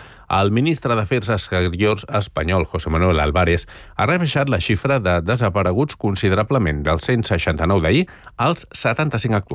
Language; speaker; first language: Catalan; native; Catalan